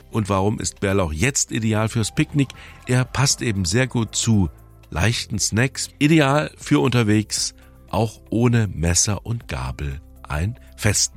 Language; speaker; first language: German; native; German